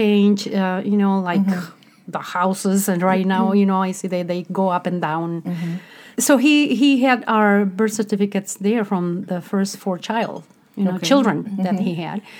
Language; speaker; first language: English; non-native, fluent; Spanish